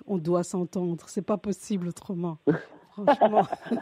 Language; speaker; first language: French; native; French